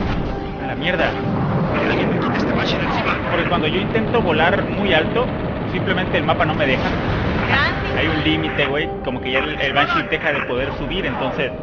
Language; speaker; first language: Spanish; native; Spanish